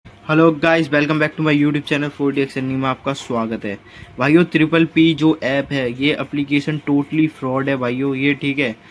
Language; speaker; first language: Hindi; native; Hindi